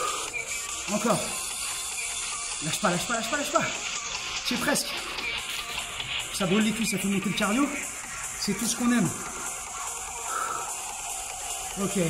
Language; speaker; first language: French; native; French